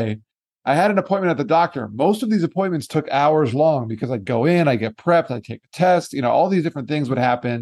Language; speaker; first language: English; native; English